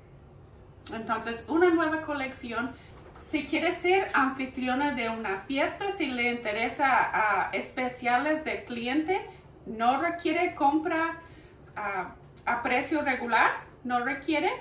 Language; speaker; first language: Spanish; early bilingual, heritage; Spanish